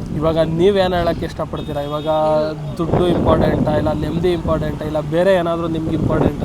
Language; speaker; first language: Kannada; native; Kannada